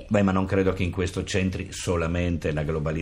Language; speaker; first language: Italian; native; Italian